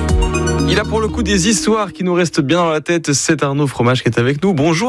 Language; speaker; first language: French; native; French